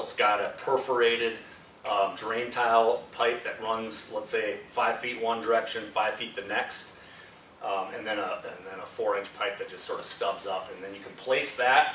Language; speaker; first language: English; native; English